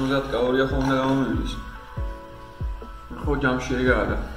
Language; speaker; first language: Georgian; native; Georgian